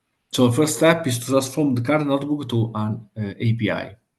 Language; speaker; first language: English; non-native, fluent; Italian